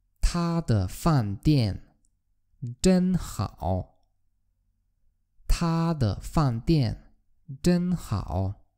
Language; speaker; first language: Chinese; non-native, fluent; Polish